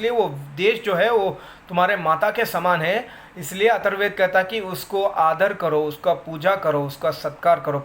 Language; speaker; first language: Hindi; non-native, local second language; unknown